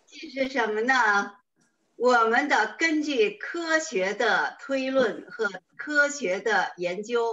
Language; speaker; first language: Chinese; native; Chinese